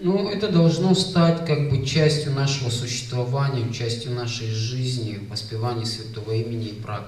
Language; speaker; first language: Russian; native; Russian